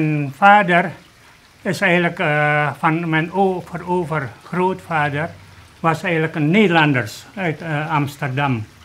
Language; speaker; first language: Dutch; early bilingual, other home language; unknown